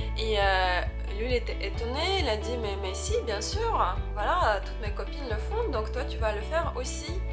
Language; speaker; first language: French; non-native, fluent; Ukrainian